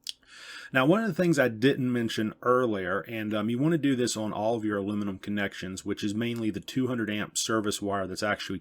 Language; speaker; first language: English; native; English